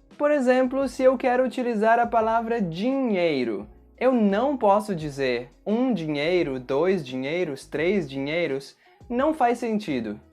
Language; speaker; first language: Portuguese; native; Portuguese